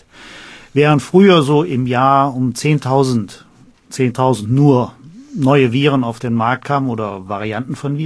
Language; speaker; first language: German; native; German